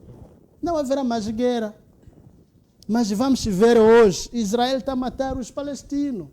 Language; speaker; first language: Portuguese; non-native, local second language; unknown